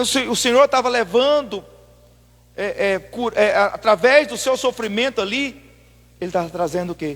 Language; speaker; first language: Portuguese; native; Portuguese